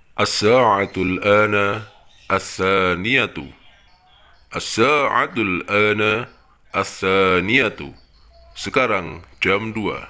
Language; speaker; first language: Arabic; non-native, fluent; Indonesian